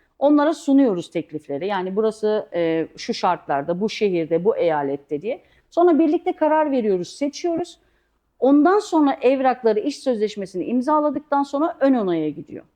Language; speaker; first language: Turkish; early bilingual, heritage; Turkish